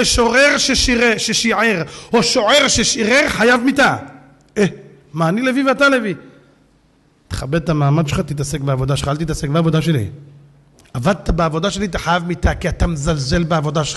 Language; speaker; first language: Hebrew; native; Hebrew